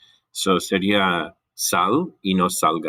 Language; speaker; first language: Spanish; non-native, fluent; English